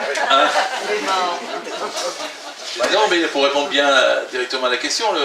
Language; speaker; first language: French; native; French